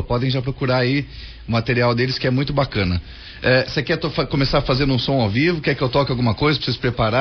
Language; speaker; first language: Portuguese; native; Portuguese